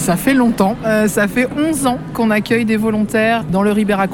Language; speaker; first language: French; native; French